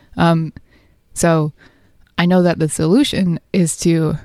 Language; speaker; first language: English; native; English